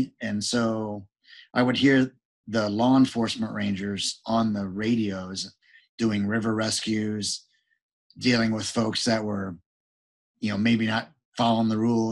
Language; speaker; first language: English; native; English